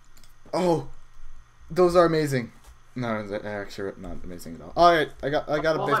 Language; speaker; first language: English; native; English